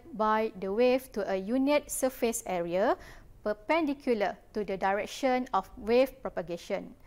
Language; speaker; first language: English; non-native, local second language; Malay